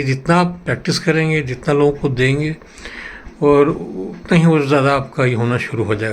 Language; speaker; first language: Hindi; native; Hindi